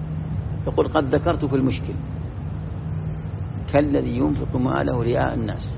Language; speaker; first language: Arabic; native; Arabic